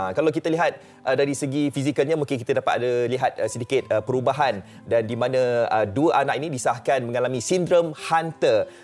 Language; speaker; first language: Malay; native; Malay